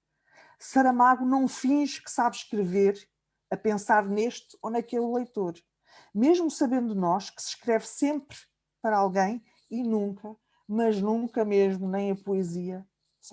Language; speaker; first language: Portuguese; native; Portuguese